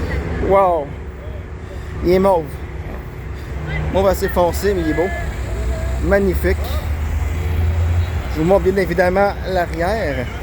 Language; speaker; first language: French; native; French